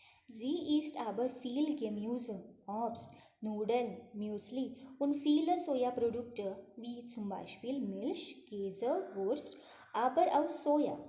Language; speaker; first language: German; non-native, fluent; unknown